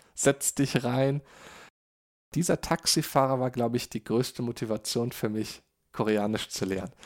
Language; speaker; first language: German; native; German